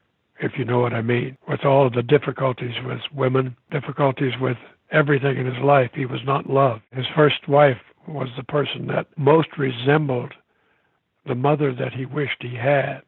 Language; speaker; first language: English; native; English